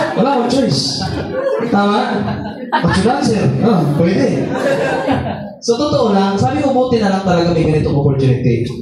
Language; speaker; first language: Filipino; non-native, local second language; Masbatenyo